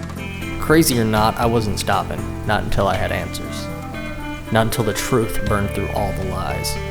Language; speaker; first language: English; native; English